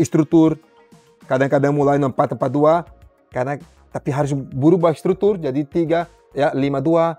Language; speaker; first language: Indonesian; non-native, fluent; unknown